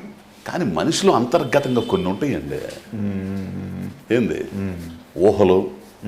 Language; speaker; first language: Telugu; native; Telugu